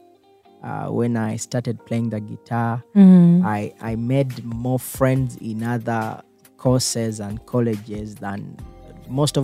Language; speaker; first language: English; non-native, local second language; Ganda